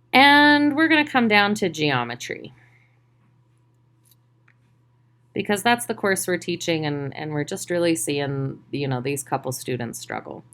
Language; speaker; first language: English; native; English